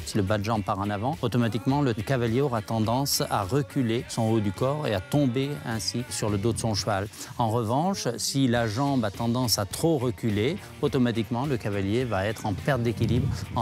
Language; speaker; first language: French; native; French